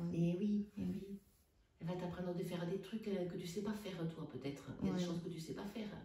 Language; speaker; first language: French; native; French